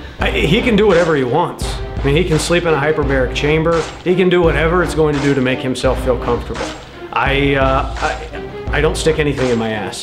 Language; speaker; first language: English; native; English